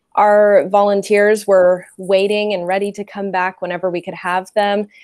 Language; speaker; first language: English; native; English